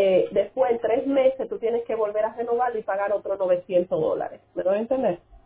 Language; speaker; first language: Spanish; early bilingual, heritage; Spanish